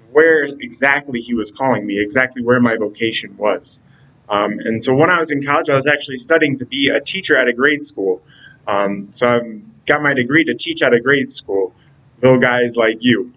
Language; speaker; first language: English; native; English